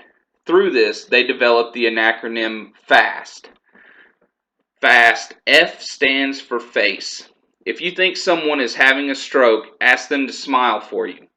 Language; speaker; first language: English; native; English